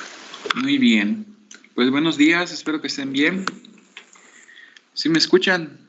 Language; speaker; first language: Spanish; native; Spanish